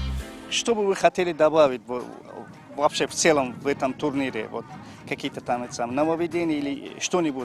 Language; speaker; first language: Russian; non-native, fluent; Tajik